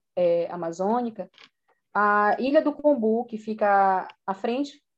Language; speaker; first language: Portuguese; native; Portuguese